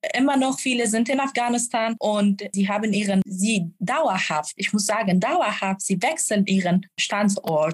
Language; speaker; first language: German; non-native, fluent; Persian